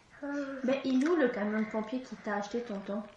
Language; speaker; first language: French; native; French